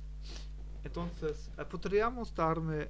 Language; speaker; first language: Spanish; non-native, learner; German